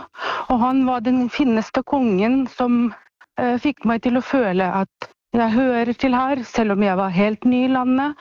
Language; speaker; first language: Norwegian; non-native, fluent; Ukrainian